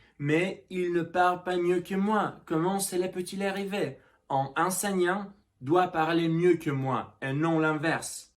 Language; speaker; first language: French; non-native, learner; Russian